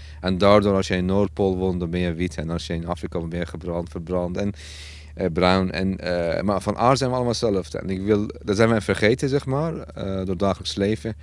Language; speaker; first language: Dutch; non-native, fluent; Persian